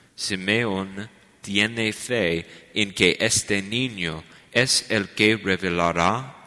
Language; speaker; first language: Spanish; non-native, learner; English